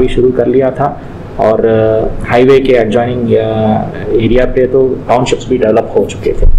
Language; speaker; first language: Hindi; non-native, local second language; Telugu